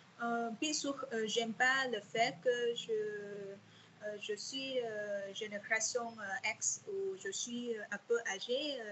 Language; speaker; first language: French; non-native, fluent; Vietnamese